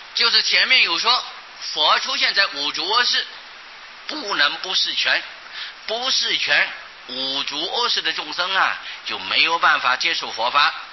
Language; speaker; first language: Chinese; non-native, local second language; Hakka Chinese